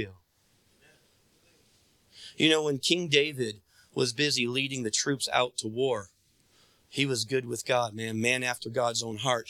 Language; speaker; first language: English; native; English